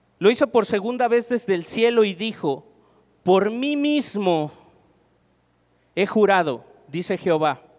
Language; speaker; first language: Spanish; native; Spanish